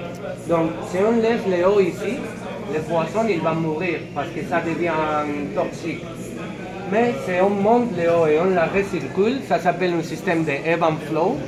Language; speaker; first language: French; non-native, learner; Spanish